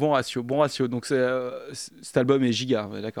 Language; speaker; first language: French; native; French